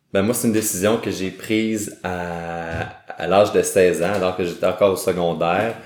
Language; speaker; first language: French; native; French